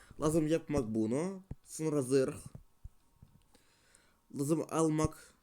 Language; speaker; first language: Turkish; non-native, learner; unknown